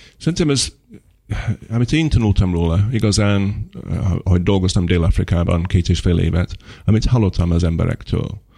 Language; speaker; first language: Hungarian; non-native, fluent; English